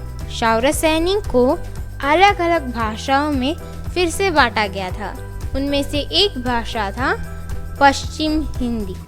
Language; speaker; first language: Hindi; non-native, local second language; Malayalam